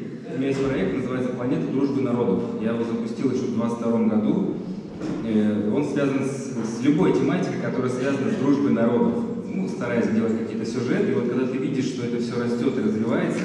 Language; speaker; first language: Russian; native; Russian